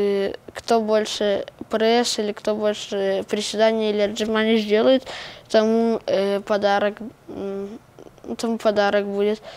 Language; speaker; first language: Russian; non-native, local second language; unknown